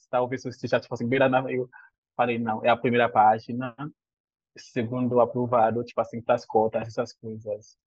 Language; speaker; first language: Portuguese; non-native, fluent; Haitian Creole